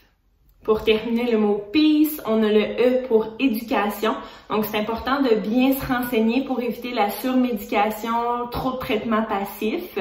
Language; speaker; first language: French; native; French